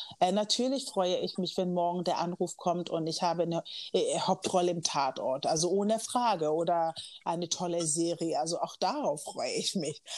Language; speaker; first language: German; early bilingual, other home language; Akan